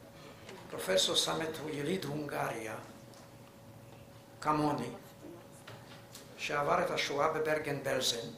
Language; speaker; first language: Hebrew; non-native, fluent; Hungarian